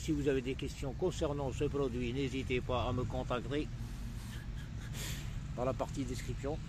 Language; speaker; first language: French; non-native, local second language; Arabic